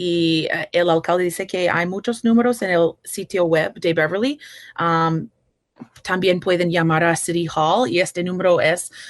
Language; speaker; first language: Spanish; non-native, fluent; English